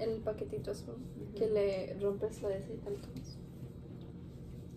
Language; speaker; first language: Spanish; early bilingual, heritage; English